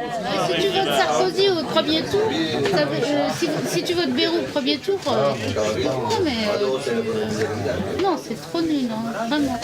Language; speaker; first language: French; native; French